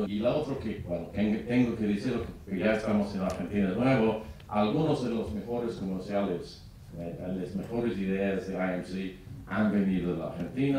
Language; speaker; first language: Spanish; non-native, fluent; English